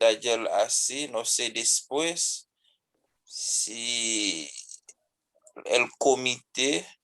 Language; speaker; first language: Spanish; non-native, fluent; Haitian Creole